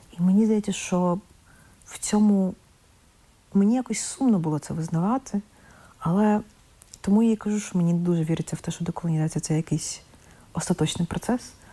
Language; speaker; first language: Ukrainian; non-native, local second language; Russian